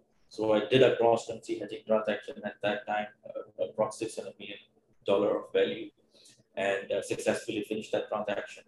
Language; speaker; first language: English; non-native, local second language; Urdu